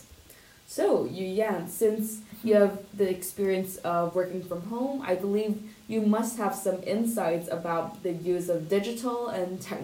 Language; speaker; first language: English; non-native, local second language; Cantonese